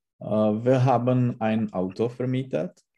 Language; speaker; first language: German; non-native, learner; Czech